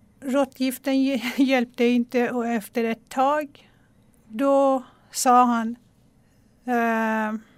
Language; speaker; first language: Swedish; non-native, fluent; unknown